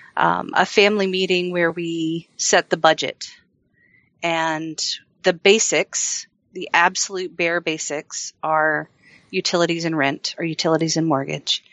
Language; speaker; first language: English; native; English